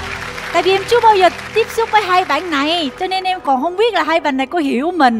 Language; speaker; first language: Vietnamese; non-native, fluent; Korean